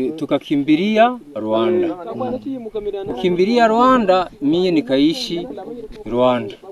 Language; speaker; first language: Swahili; non-native, local second language; Kinyarwanda